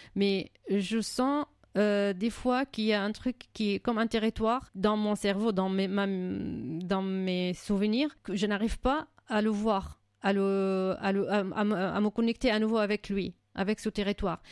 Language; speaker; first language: French; non-native, fluent; Arabic